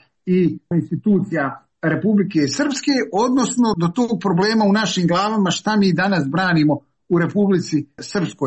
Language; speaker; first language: Serbian; native; Serbian